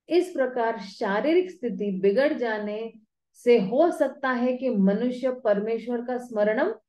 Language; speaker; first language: Hindi; native; Hindi